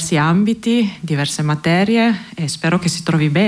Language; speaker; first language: Italian; non-native, local second language; Slovenian